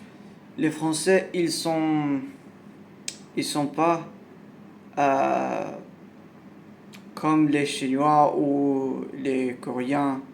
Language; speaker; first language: French; non-native, learner; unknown